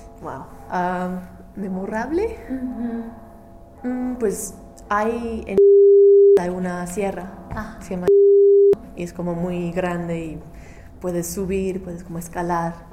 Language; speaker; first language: Spanish; non-native, fluent; English